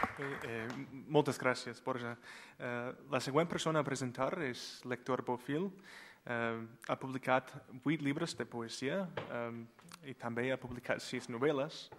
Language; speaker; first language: Catalan; non-native, fluent; English